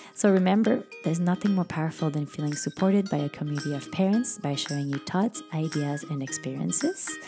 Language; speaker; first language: English; non-native, fluent; French